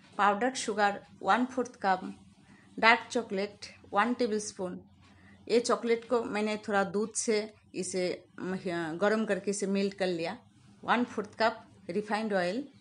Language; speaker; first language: Hindi; non-native, local second language; Bangla